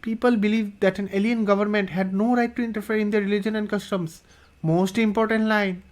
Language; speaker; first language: English; non-native, local second language; Assamese